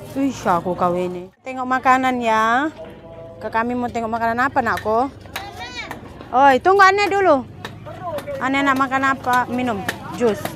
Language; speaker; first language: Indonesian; native; Indonesian